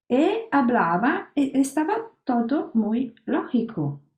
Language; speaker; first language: Spanish; non-native, learner; Italian